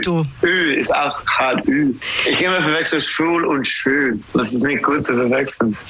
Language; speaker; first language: German; non-native, learner; English